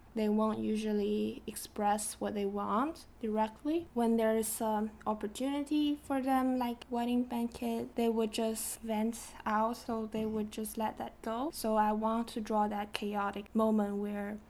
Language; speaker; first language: English; non-native, fluent; Chinese